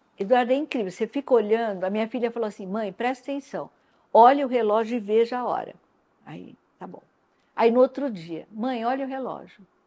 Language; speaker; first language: Portuguese; non-native, local second language; Japanese